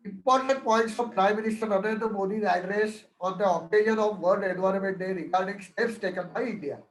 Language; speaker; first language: English; non-native, local second language; Marathi